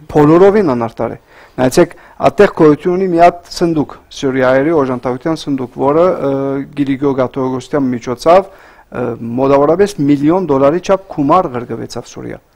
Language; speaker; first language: Armenian; early bilingual, heritage; Armenian